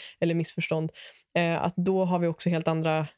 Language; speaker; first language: Swedish; native; Swedish